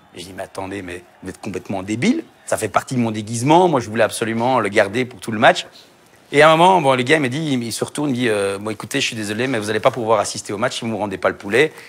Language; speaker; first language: French; native; French